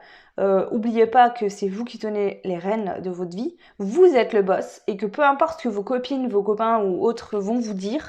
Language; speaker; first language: French; native; French